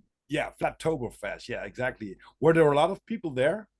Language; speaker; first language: English; non-native, fluent; Dutch